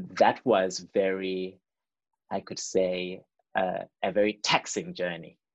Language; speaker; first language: English; non-native, local second language; Shona